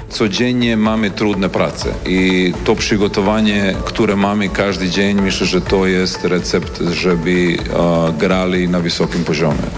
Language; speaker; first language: Polish; non-native, learner; Serbian